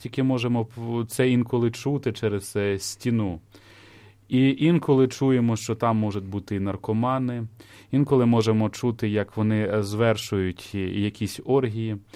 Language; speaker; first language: Ukrainian; native; Ukrainian